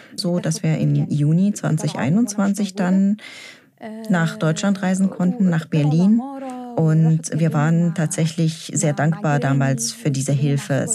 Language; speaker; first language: German; non-native, fluent; Arabic